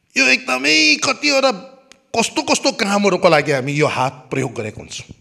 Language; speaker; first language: Nepali; native; Nepali